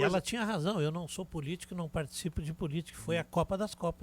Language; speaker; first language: Portuguese; native; Portuguese